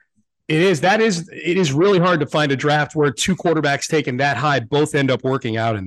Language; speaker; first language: English; native; English